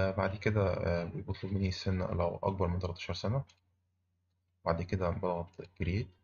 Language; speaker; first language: Arabic; native; Arabic